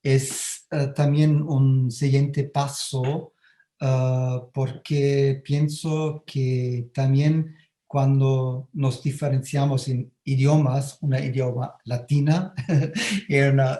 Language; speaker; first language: Spanish; non-native, fluent; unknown